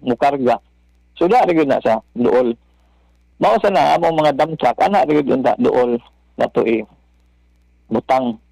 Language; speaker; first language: Cebuano; native; Cebuano